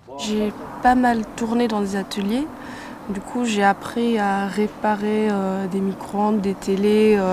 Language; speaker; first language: French; non-native, fluent; English